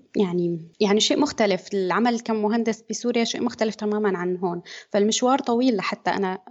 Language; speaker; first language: Arabic; native; Arabic